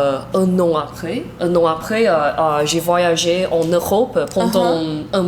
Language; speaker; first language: French; non-native, learner; Chinese